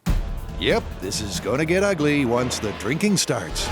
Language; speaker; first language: English; native; English